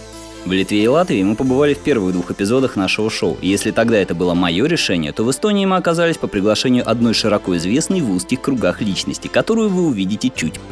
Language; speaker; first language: Russian; native; Russian